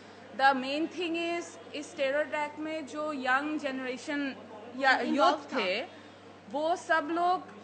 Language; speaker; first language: Hindi; non-native, fluent; Bangla